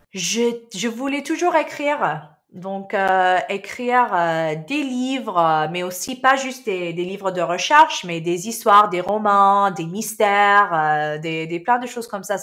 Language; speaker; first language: French; non-native, local second language; Arabic